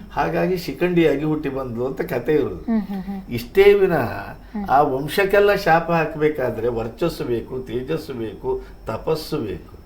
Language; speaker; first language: Kannada; native; Kannada